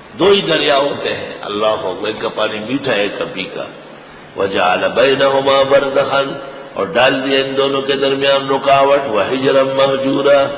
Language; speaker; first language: Urdu; non-native, local second language; Pashto